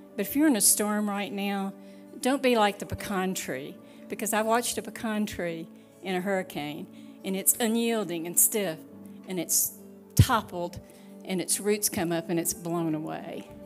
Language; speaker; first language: English; native; English